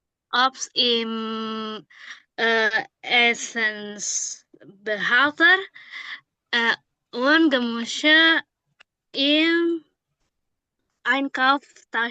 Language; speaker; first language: German; non-native, learner; Indonesian